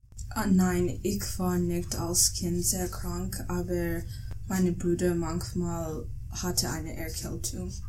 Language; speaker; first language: German; non-native, learner; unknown